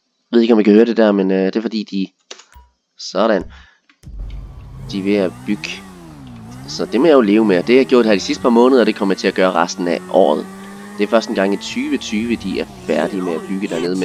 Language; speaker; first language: Danish; native; Danish